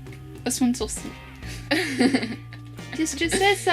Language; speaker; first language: French; native; French